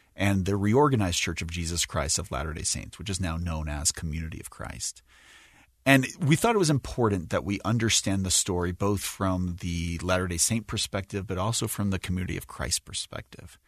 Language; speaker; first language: English; native; English